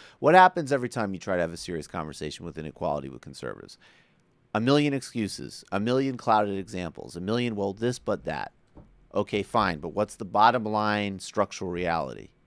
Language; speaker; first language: English; native; English